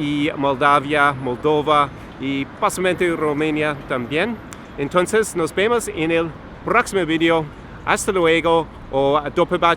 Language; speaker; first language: Spanish; non-native, fluent; English